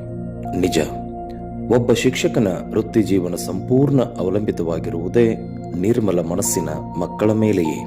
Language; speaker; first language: Kannada; native; Kannada